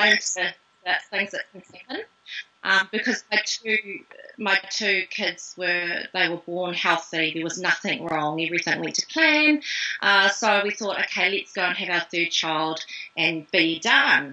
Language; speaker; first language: English; native; English